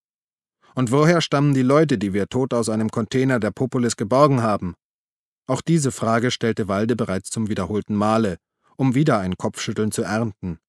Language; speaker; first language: German; native; German